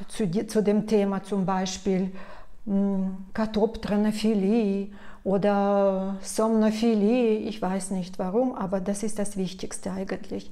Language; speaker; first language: German; non-native, fluent; Russian